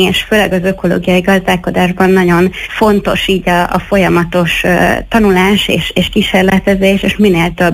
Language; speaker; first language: Hungarian; native; Hungarian